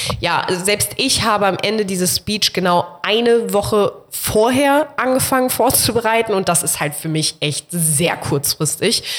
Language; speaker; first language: German; native; German